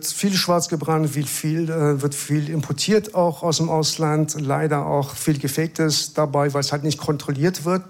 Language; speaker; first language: German; early bilingual, other home language; Persian